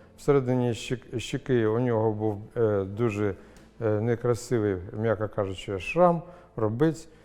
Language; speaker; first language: Ukrainian; non-native, local second language; Russian